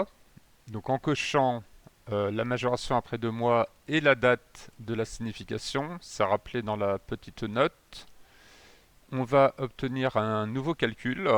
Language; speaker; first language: French; native; French